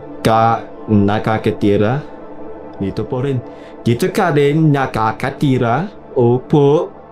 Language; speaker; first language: Filipino; non-native, learner; English